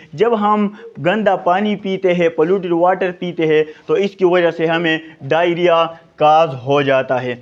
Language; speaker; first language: Urdu; non-native, local second language; Pashto